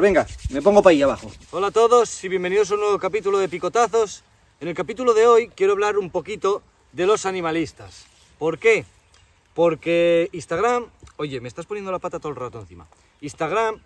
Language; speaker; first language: Spanish; native; Spanish